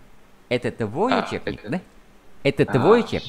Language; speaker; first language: Russian; non-native, fluent; Vietnamese